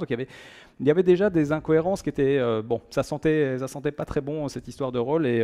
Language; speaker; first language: French; native; French